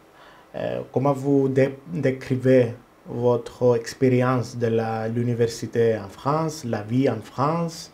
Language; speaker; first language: French; non-native, learner; Greek